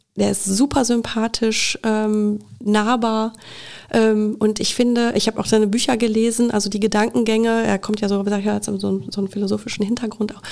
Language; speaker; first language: German; native; German